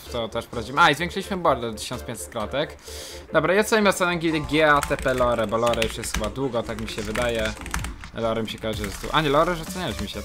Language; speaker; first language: Polish; native; Polish